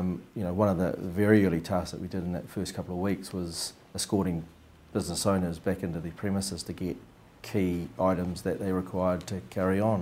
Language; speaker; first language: English; native; English